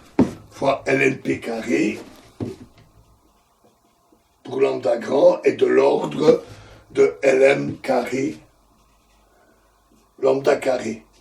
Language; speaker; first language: French; native; French